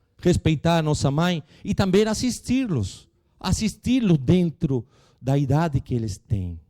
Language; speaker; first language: Portuguese; non-native, fluent; Spanish